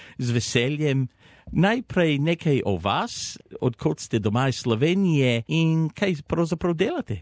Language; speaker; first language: Slovenian; early bilingual, heritage; Slovenian